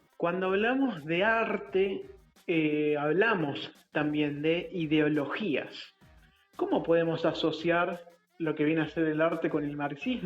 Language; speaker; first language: Spanish; native; Spanish